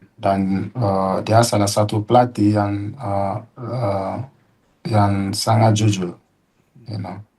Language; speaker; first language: Indonesian; non-native, fluent; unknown